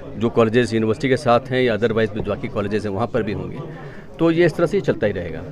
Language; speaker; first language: Hindi; native; Hindi